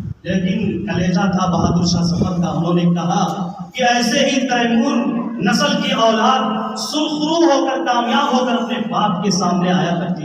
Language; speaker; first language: Urdu; native; Urdu